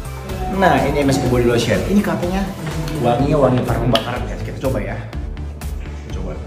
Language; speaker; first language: Indonesian; native; Indonesian